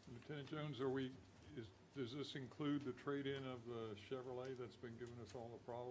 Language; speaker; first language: English; native; English